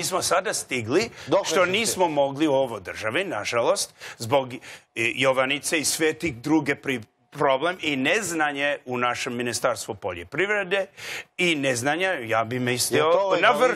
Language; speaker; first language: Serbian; non-native, learner; English